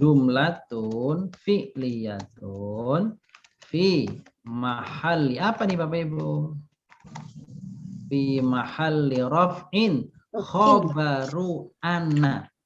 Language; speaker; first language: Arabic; non-native, fluent; Indonesian